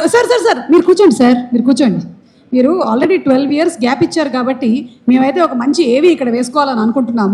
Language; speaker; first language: Telugu; native; Telugu